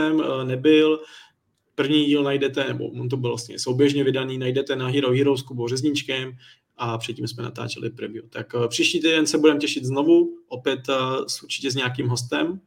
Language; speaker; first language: Czech; native; Czech